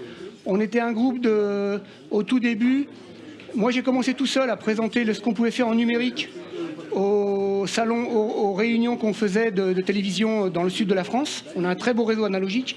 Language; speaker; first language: French; native; French